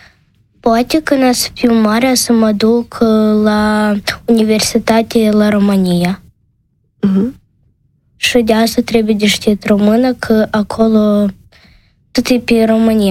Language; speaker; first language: Romanian; non-native, local second language; Ukrainian